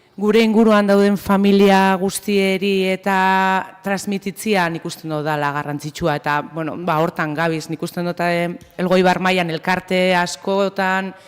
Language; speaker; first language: Basque; non-native, local second language; Spanish